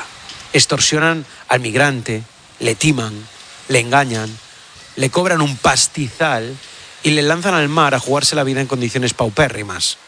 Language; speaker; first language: Spanish; native; Spanish